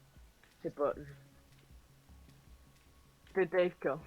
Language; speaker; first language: French; native; French